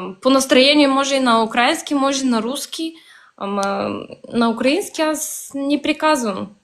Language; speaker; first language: Bulgarian; early bilingual, heritage; Bulgarian